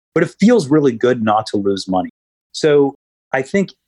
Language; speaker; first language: English; native; English